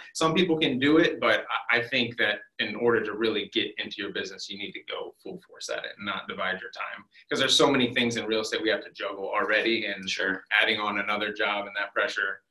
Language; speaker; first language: English; native; English